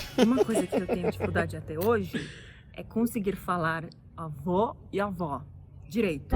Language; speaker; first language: Portuguese; non-native, fluent; English